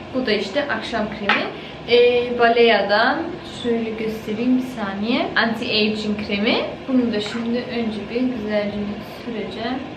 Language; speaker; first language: Turkish; early bilingual, heritage; Turkish